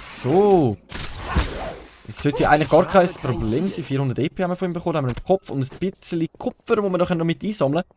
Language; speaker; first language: German; native; German